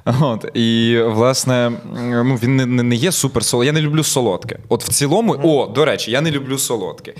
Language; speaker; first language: Ukrainian; native; Ukrainian